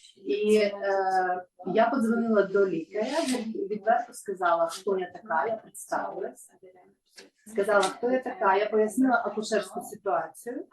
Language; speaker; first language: Ukrainian; non-native, local second language; Russian